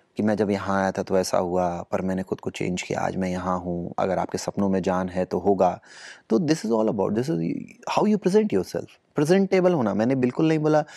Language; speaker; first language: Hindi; native; Hindi